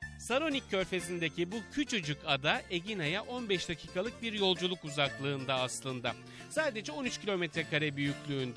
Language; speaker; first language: Turkish; native; Turkish